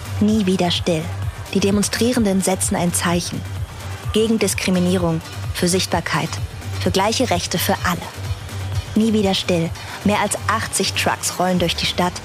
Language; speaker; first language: German; native; German